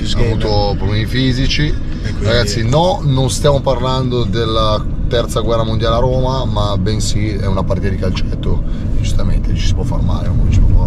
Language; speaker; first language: Italian; native; Italian